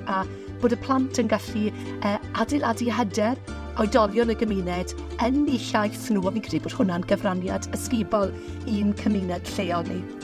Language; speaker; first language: Welsh; native; Welsh